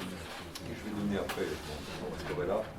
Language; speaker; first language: French; native; French